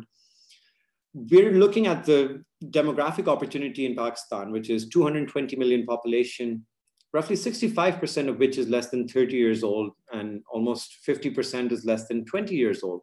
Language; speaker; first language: English; non-native, local second language; Urdu